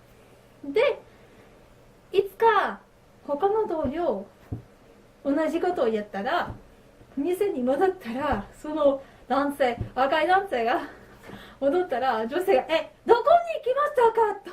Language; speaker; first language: Japanese; non-native, learner; French